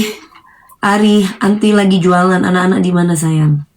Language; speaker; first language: Indonesian; native; Indonesian